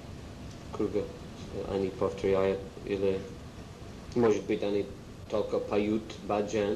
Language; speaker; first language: Russian; non-native, learner; English